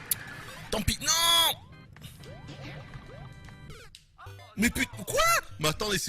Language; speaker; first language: French; native; French